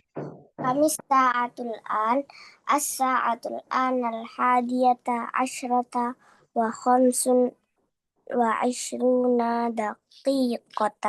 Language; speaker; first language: Arabic; non-native, learner; Indonesian